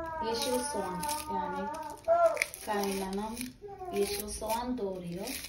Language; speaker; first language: Turkish; non-native, fluent; Portuguese